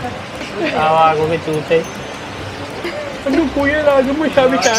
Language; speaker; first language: Filipino; non-native, learner; Punjabi